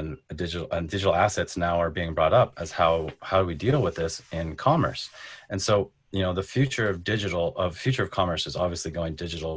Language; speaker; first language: English; native; English